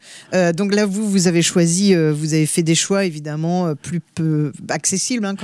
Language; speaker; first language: French; native; French